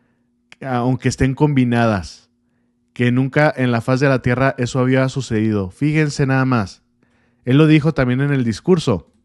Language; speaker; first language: Spanish; native; Spanish